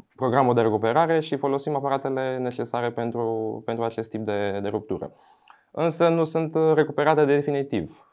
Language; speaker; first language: Romanian; non-native, fluent; Greek